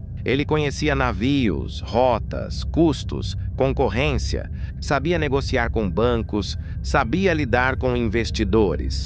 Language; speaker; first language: Portuguese; native; Portuguese